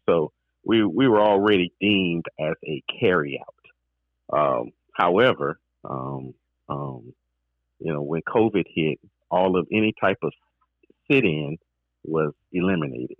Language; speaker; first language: English; native; English